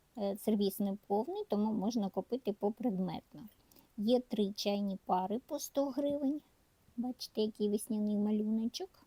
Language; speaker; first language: Ukrainian; native; Ukrainian